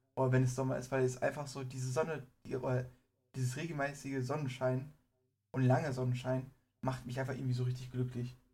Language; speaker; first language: German; early bilingual, other home language; Persian